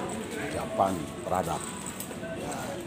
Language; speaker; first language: English; non-native, local second language; Filipino